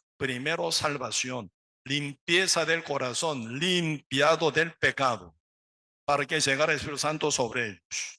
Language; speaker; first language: Spanish; non-native, learner; Korean